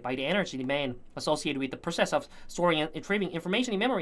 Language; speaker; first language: English; non-native, fluent; Korean